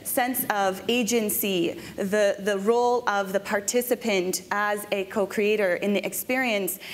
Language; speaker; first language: English; native; English